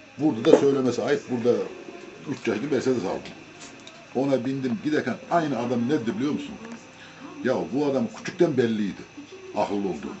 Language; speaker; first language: Turkish; native; Turkish